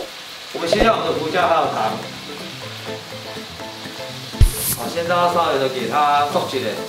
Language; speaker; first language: Chinese; native; Chinese